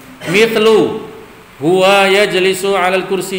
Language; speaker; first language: Arabic; non-native, fluent; Indonesian